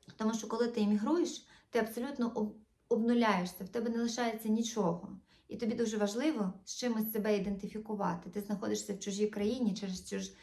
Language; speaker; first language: Ukrainian; non-native, local second language; Russian